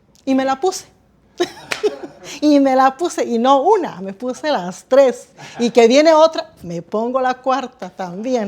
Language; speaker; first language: Spanish; native; Spanish